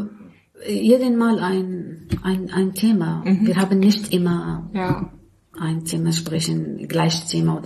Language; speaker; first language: German; non-native, learner; Arabic